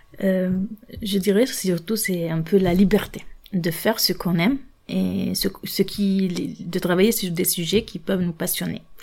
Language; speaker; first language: French; non-native, local second language; Arabic